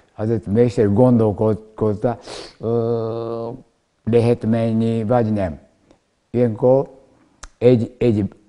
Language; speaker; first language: Hungarian; non-native, learner; Japanese